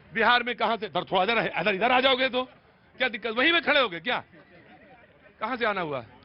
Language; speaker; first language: Hindi; native; Hindi